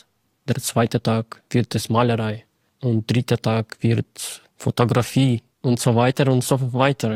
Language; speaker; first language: German; non-native, learner; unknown